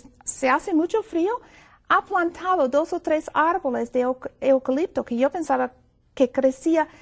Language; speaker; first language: Spanish; non-native, fluent; English